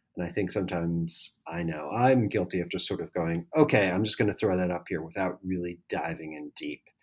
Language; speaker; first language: English; native; English